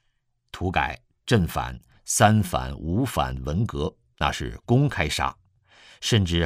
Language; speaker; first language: Chinese; native; Chinese